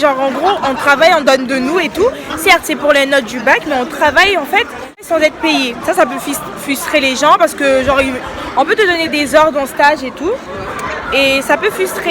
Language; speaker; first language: French; native; French